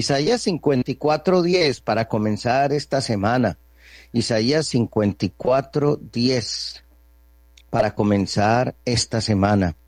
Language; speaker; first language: Spanish; native; Spanish